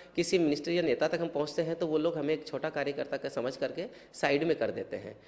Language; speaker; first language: Hindi; native; Hindi